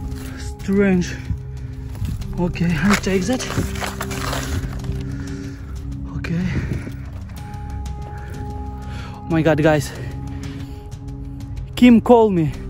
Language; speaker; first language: English; non-native, learner; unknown